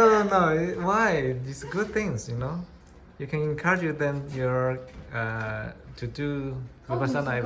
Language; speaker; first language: English; non-native, learner; Chinese